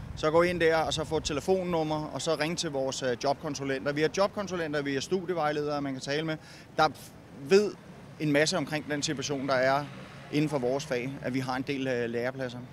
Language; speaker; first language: Danish; native; Danish